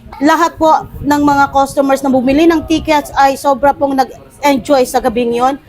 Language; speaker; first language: Filipino; native; Filipino